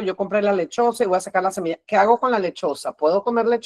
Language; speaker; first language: Spanish; native; Spanish